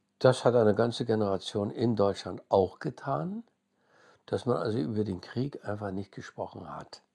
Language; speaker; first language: German; early bilingual, other home language; English